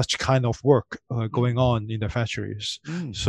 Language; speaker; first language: English; non-native, local second language; Cantonese